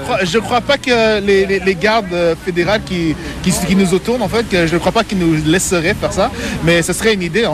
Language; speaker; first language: French; native; French